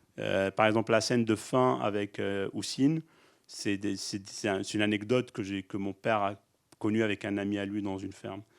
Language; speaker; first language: French; early bilingual, other home language; Arabic